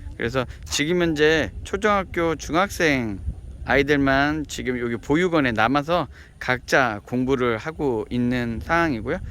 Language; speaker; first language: Korean; native; Korean